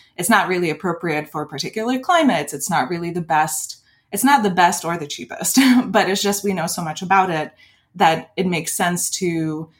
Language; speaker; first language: English; early bilingual, other home language; Lithuanian